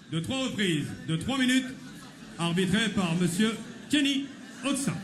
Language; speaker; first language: French; native; French